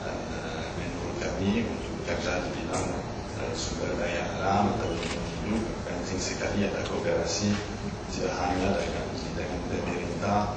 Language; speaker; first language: Indonesian; non-native, learner; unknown